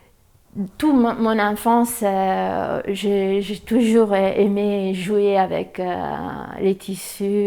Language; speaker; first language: French; non-native, fluent; Italian